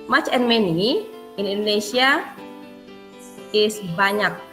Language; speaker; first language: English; non-native, fluent; Indonesian